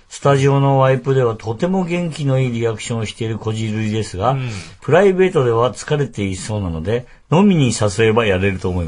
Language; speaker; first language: Japanese; native; Japanese